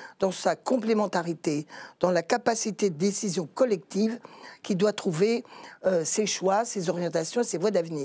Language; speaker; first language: French; native; French